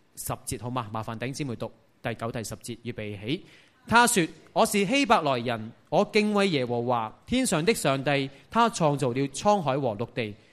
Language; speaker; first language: Chinese; non-native, local second language; Cantonese